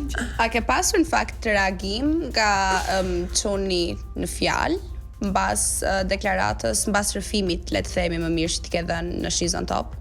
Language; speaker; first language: Albanian; native; Albanian